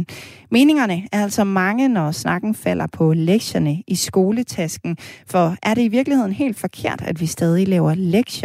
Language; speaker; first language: Danish; native; Danish